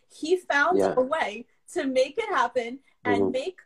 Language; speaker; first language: English; early bilingual, other home language; Russian